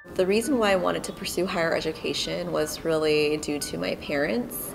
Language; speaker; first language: English; native; English